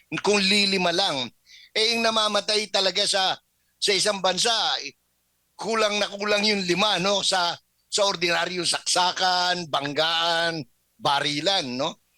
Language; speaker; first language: Filipino; native; Filipino